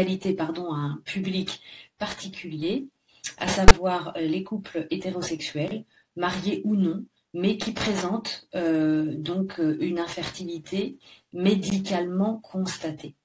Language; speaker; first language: French; native; French